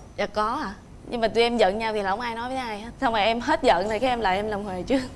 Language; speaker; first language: Vietnamese; native; Vietnamese